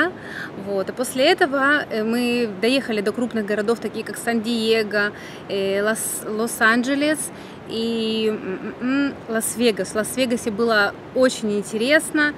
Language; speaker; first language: Russian; native; Russian